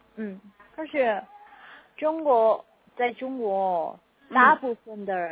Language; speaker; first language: Chinese; non-native, learner; Korean